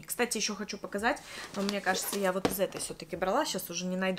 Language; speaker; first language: Russian; native; Russian